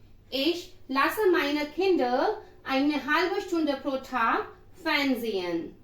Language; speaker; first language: German; non-native, fluent; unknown